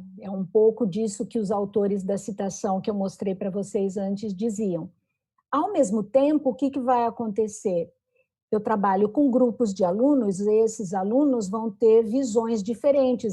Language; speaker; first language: Portuguese; native; Portuguese